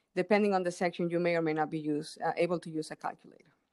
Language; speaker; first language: English; non-native, fluent; Spanish